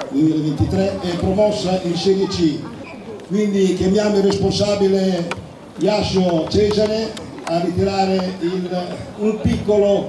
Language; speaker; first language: Italian; native; Italian